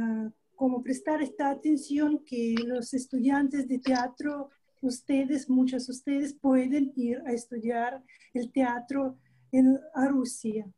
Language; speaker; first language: Spanish; non-native, fluent; Russian